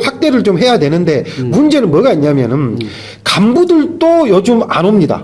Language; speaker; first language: Korean; native; Korean